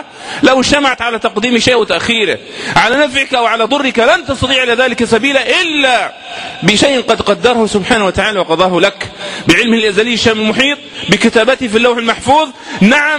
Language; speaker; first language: Arabic; native; Arabic